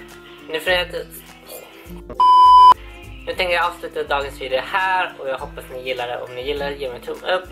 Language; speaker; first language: Swedish; non-native, fluent; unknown